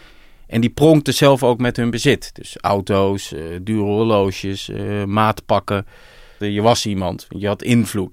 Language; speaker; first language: Dutch; native; Dutch